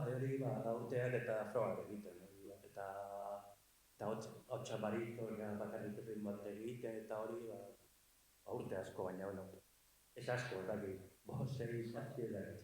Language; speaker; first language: Basque; non-native, local second language; Spanish